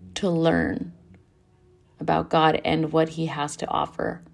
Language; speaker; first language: English; early bilingual, other home language; Spanish